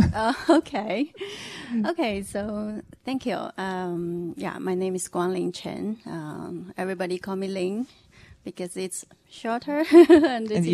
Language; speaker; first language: English; non-native, fluent; Chinese